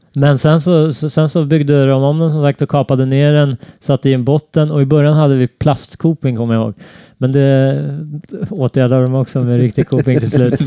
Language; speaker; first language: Swedish; native; Swedish